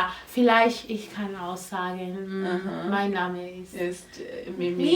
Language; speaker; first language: German; non-native, learner; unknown